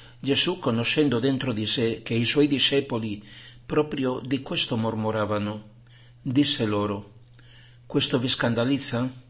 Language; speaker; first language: Italian; non-native, fluent; Spanish